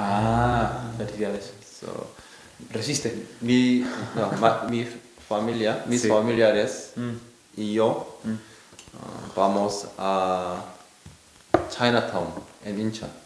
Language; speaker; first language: Spanish; non-native, learner; Korean